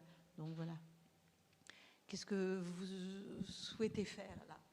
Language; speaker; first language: French; native; French